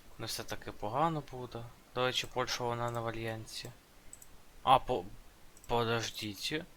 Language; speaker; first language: Ukrainian; non-native, local second language; Russian